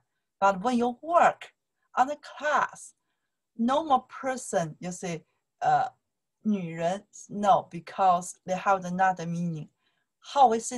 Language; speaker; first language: English; non-native, learner; Chinese